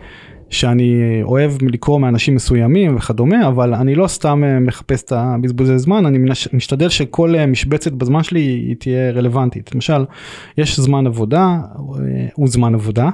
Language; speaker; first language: Hebrew; native; Hebrew